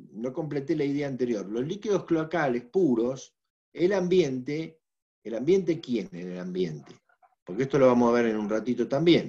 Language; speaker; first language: Spanish; native; Spanish